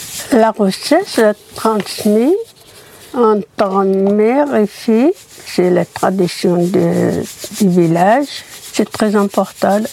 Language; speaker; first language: French; non-native, local second language; Berber languages